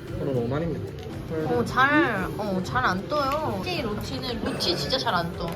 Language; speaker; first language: Korean; native; Korean